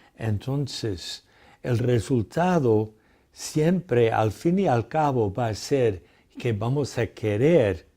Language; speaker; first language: Spanish; non-native, fluent; English